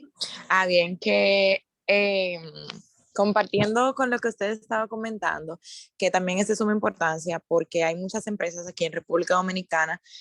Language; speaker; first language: Spanish; native; Spanish